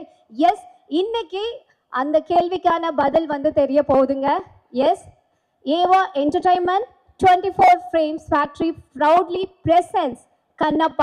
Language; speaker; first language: Tamil; native; Tamil